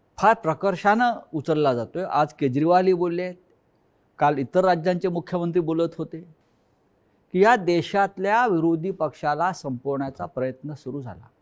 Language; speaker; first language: Marathi; native; Marathi